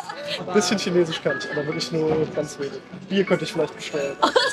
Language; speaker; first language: German; native; German